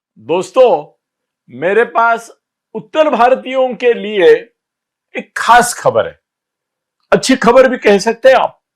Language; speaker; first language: Hindi; native; Hindi